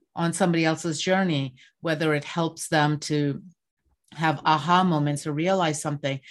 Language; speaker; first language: English; non-native, local second language; Bangla